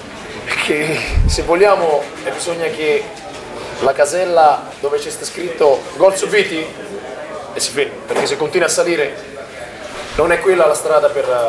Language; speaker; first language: Italian; native; Italian